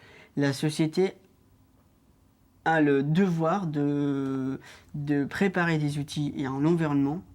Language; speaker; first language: French; non-native, fluent; Arabic